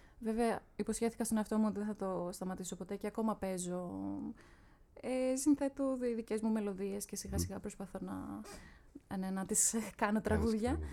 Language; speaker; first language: Greek; native; Greek